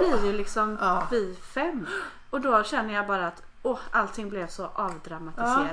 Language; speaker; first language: Swedish; native; Swedish